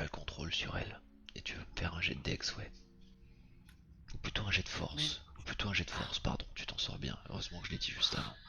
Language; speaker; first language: French; native; French